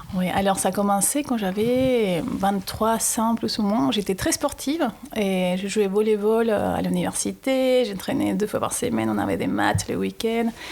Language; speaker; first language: French; non-native, fluent; Spanish